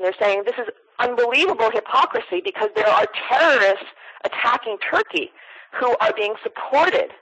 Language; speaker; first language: English; native; English